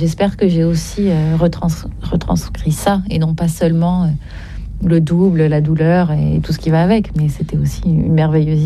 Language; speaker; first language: French; native; French